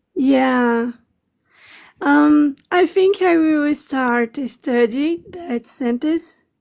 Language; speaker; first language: English; non-native, learner; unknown